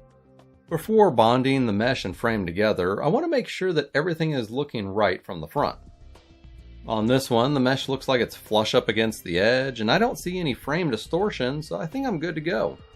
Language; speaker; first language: English; native; English